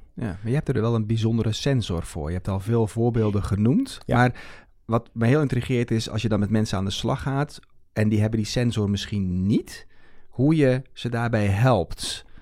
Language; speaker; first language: Dutch; native; Dutch